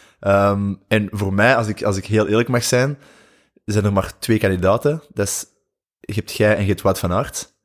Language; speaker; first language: Dutch; native; Dutch